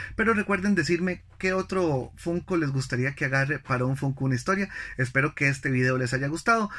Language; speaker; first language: Spanish; native; Spanish